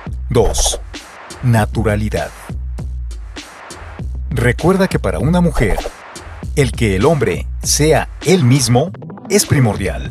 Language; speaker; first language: Spanish; native; Spanish